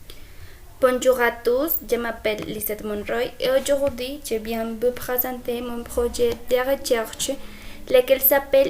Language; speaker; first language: French; non-native, fluent; Spanish